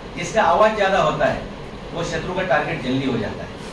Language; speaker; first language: Hindi; non-native, local second language; Marathi